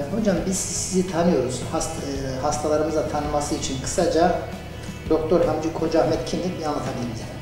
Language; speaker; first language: Turkish; native; Turkish